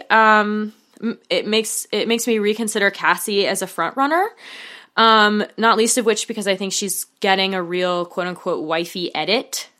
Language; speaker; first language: English; native; English